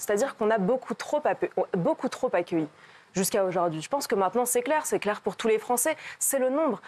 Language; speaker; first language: French; native; French